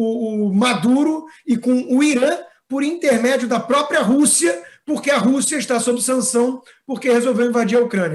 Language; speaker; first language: Portuguese; native; Portuguese